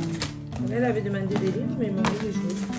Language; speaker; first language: French; native; French